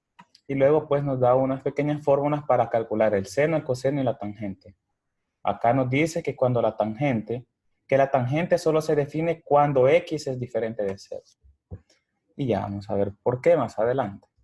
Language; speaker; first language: Spanish; native; Spanish